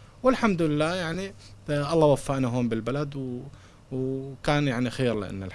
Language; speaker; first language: Arabic; native; Arabic